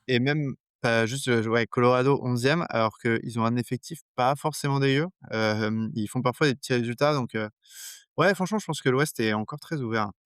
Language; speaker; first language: French; native; French